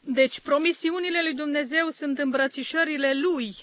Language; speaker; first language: Romanian; native; Romanian